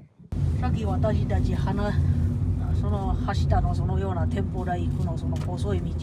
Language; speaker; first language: Japanese; non-native, learner; Chinese